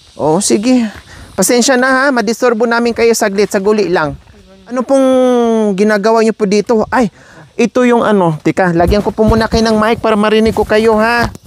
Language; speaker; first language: Filipino; non-native, local second language; Cebuano